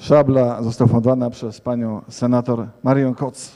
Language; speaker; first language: Polish; native; Polish